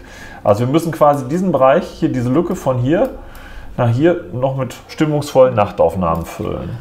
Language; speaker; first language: German; native; German